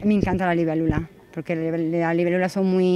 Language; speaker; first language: Spanish; native; Spanish